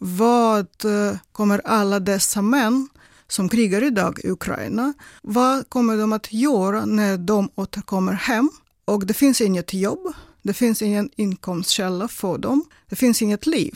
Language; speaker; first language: Swedish; non-native, fluent; Russian